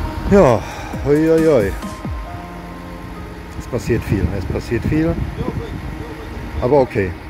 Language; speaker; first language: German; native; German